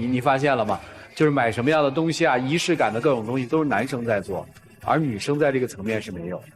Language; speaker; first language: Chinese; native; Chinese